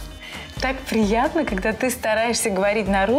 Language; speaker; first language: Russian; native; Russian